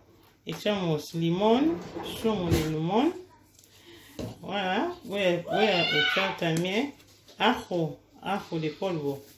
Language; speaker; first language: Spanish; non-native, learner; Lingala